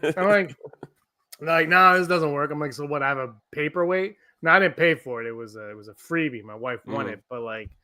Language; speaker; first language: English; native; English